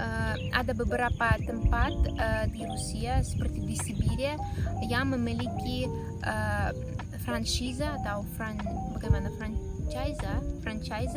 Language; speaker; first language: Indonesian; non-native, fluent; Russian